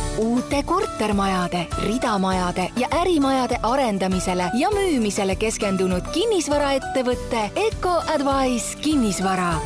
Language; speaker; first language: Estonian; non-native, local second language; Russian